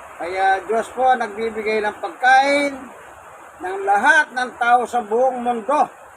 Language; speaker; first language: Filipino; non-native, local second language; Pampanga